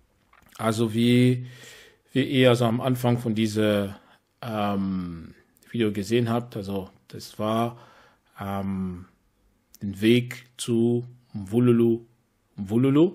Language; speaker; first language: German; non-native, fluent; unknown